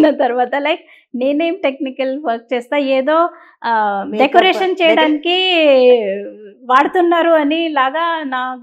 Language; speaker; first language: Telugu; non-native, learner; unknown